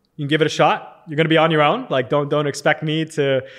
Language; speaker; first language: English; native; English